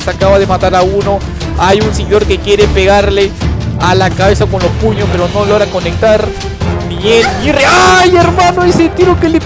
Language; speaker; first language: Spanish; native; Spanish